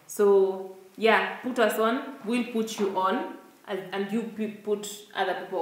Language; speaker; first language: English; non-native, local second language; Swahili